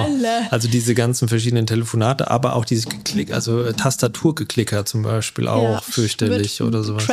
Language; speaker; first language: German; native; German